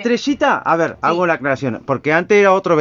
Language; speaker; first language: Spanish; native; Spanish